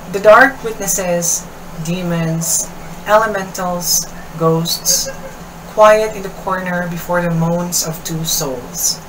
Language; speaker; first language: English; non-native, local second language; Kinaray-a